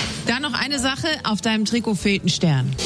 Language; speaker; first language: German; native; German